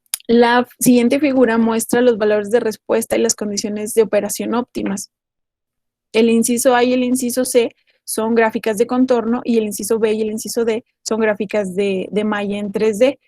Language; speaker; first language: Spanish; native; Spanish